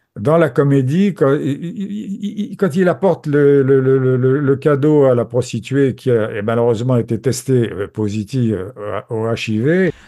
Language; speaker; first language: French; native; French